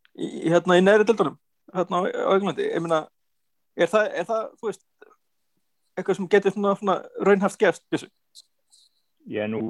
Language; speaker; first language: Icelandic; native; Icelandic